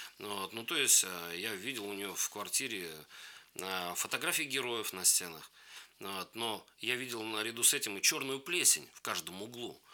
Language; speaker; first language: Russian; native; Russian